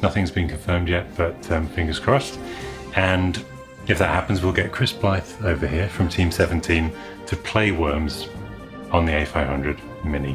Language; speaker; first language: English; native; English